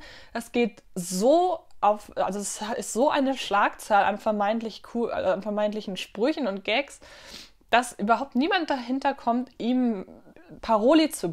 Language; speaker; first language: German; native; German